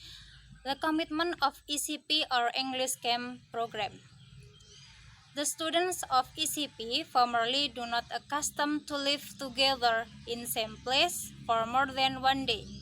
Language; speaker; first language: English; non-native, learner; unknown